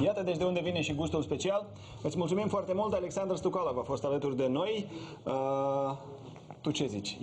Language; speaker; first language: Romanian; native; Romanian